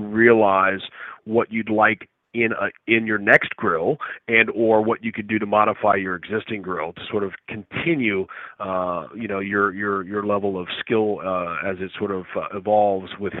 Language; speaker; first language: English; native; English